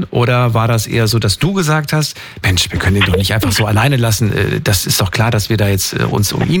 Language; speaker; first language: German; native; German